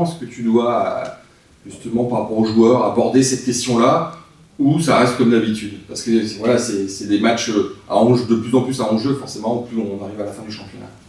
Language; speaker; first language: French; native; French